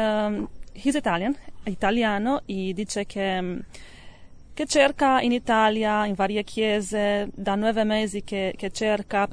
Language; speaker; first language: Italian; non-native, learner; English